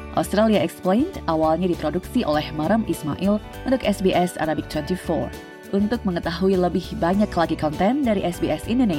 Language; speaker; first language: Indonesian; native; Indonesian